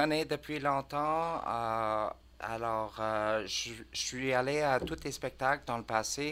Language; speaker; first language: French; non-native, learner; English